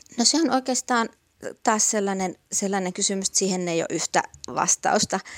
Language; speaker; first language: Finnish; native; Finnish